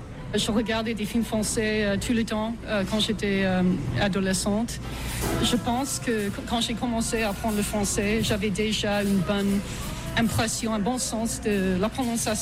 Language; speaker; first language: French; non-native, fluent; English